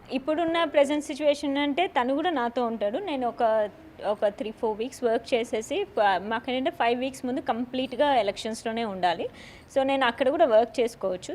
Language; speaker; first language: Telugu; native; Telugu